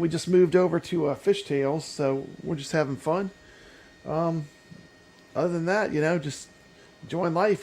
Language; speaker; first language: English; native; English